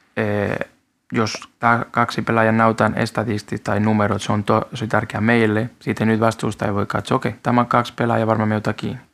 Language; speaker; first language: Finnish; non-native, learner; Spanish